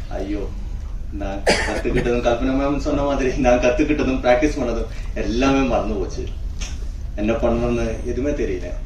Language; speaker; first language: Tamil; non-native, learner; Malayalam